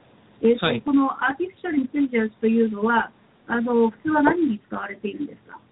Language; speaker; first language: Japanese; native; Japanese